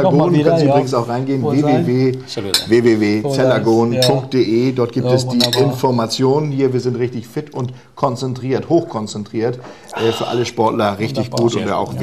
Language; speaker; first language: German; native; German